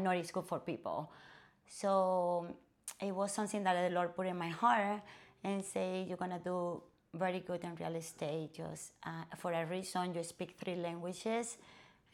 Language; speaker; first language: English; non-native, fluent; Spanish